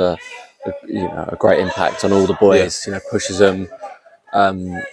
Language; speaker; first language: English; native; English